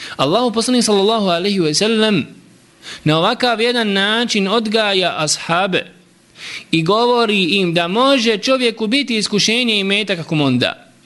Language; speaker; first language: Bosnian; native; Bosnian